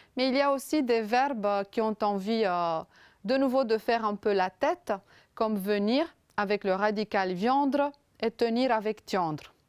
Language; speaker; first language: French; non-native, fluent; Romanian